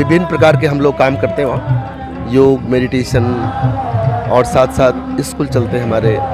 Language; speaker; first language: Hindi; native; Hindi